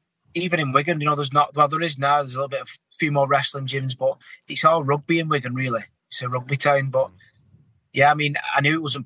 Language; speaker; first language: English; native; English